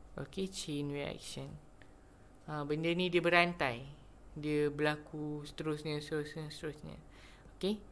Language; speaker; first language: Malay; native; Malay